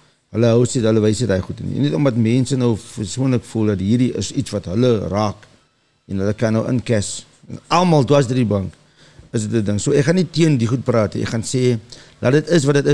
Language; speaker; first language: Afrikaans; early bilingual, heritage; Afrikaans